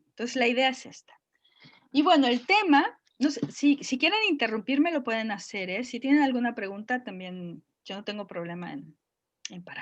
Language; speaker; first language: Spanish; native; Spanish